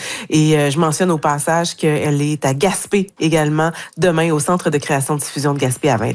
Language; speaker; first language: French; native; French